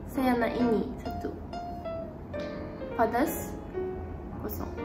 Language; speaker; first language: Indonesian; non-native, learner; Japanese